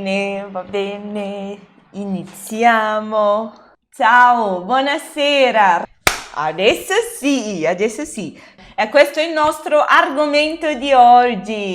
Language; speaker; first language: Italian; non-native, fluent; Portuguese